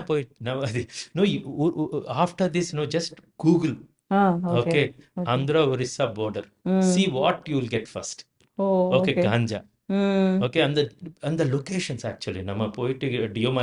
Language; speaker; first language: Tamil; non-native, learner; Telugu